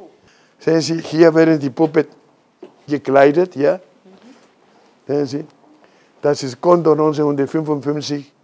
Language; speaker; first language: German; non-native, fluent; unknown